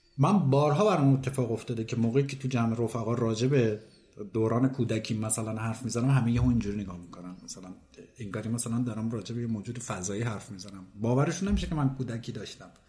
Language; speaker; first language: Persian; native; Persian